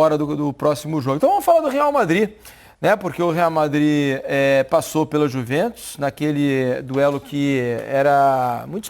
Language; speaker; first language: Portuguese; native; Portuguese